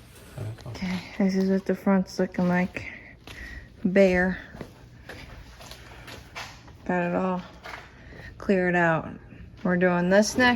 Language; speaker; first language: English; native; English